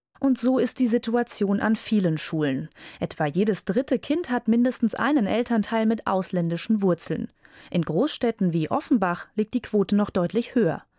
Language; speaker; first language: German; native; German